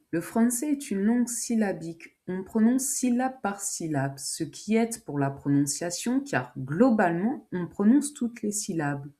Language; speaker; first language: French; native; French